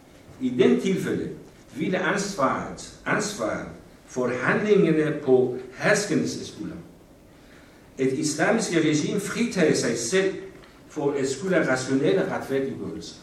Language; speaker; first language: Danish; non-native, fluent; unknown